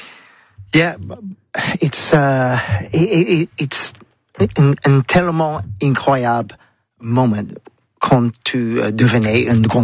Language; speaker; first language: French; non-native, learner; English